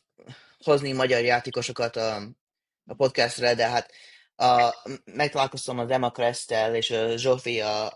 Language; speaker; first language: Hungarian; early bilingual, heritage; English